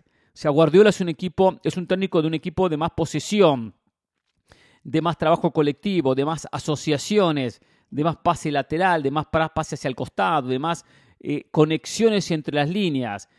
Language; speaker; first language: Spanish; native; Spanish